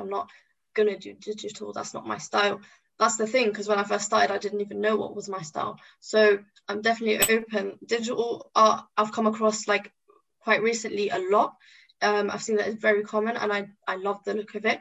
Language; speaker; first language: English; native; English